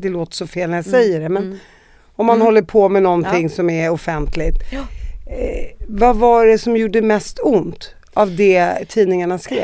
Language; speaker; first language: Swedish; native; Swedish